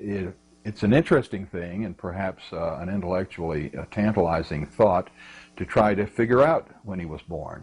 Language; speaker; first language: English; native; English